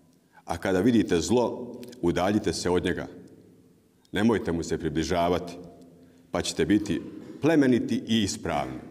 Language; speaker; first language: Bosnian; native; Bosnian